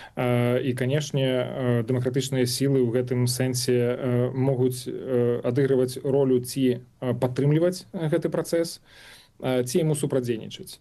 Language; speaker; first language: Belarusian; non-native, local second language; Russian